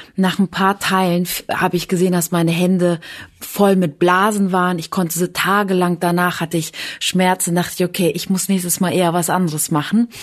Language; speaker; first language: German; native; German